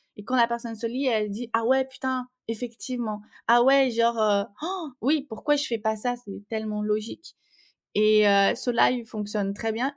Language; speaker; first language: French; non-native, fluent; Portuguese